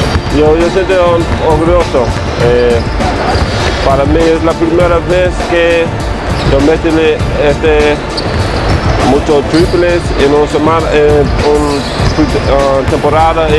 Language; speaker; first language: Spanish; non-native, learner; English